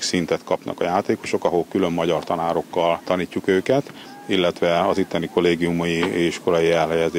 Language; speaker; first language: Hungarian; native; Hungarian